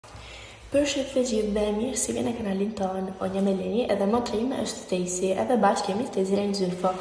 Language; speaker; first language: Albanian; early bilingual, heritage; Albanian